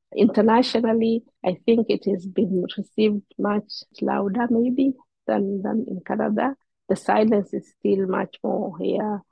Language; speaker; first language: English; non-native, local second language; Somali